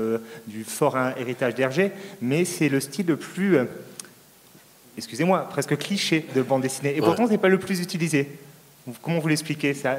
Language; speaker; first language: French; native; French